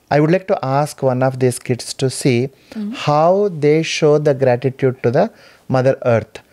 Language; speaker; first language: English; non-native, local second language; Telugu